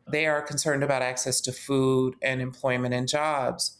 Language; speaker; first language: English; native; English